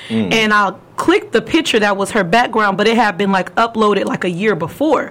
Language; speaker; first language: English; native; English